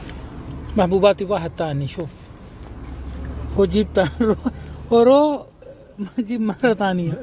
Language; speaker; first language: Arabic; non-native, learner; Punjabi